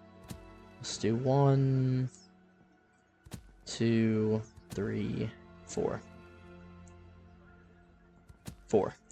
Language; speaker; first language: English; native; English